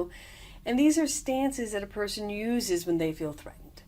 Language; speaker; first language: English; native; English